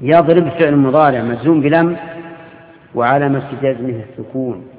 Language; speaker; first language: Arabic; native; Arabic